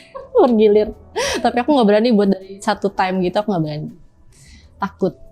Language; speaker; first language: Indonesian; native; Indonesian